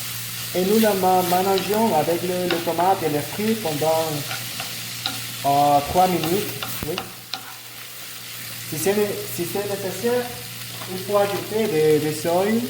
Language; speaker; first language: French; non-native, learner; Spanish